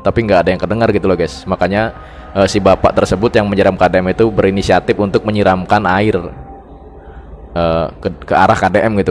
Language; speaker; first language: Indonesian; native; Indonesian